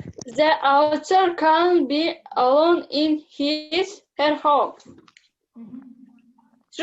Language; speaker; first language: English; non-native, learner; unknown